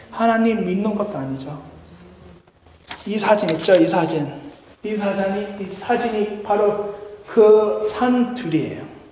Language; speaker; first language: Korean; native; Korean